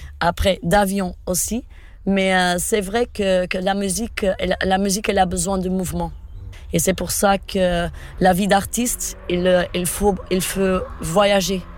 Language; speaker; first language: French; non-native, fluent; Portuguese